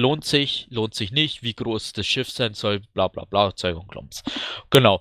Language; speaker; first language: German; native; German